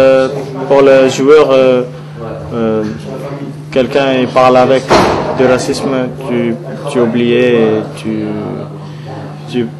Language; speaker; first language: French; non-native, learner; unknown